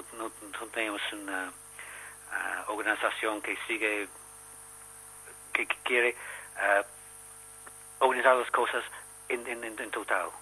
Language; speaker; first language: Spanish; non-native, learner; English